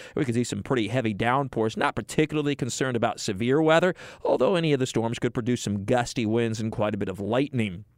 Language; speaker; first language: English; native; English